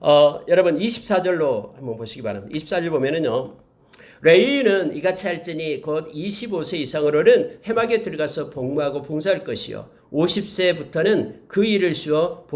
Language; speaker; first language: Korean; native; Korean